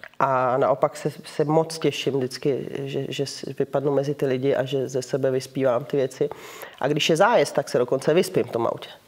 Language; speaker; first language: Czech; early bilingual, heritage; Czech